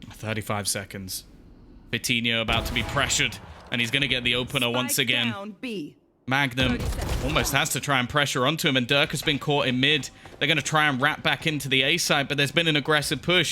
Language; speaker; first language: English; native; English